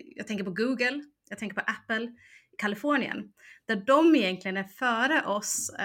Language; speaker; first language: Swedish; early bilingual, heritage; Swedish